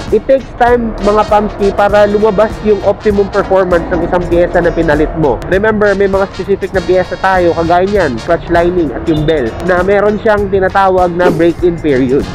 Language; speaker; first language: Filipino; non-native, local second language; Hiligaynon